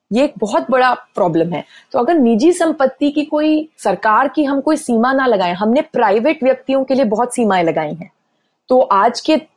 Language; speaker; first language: Hindi; native; Hindi